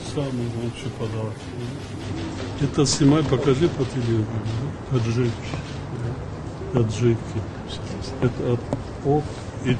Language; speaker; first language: Russian; non-native, local second language; Tajik